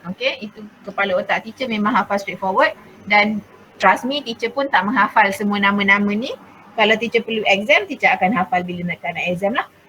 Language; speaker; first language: Malay; native; Malay